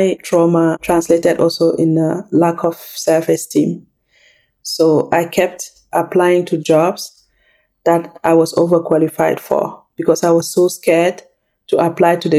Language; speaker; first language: English; non-native, local second language; French